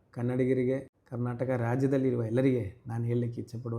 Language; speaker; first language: Kannada; non-native, local second language; Malayalam